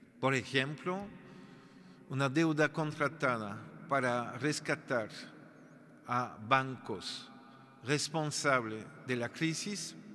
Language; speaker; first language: Spanish; non-native, fluent; French